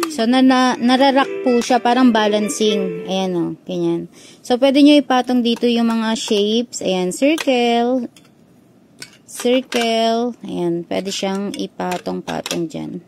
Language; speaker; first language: Filipino; native; Filipino